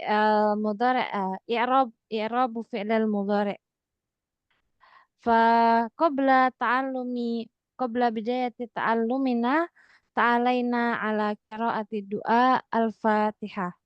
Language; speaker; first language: Arabic; non-native, fluent; Indonesian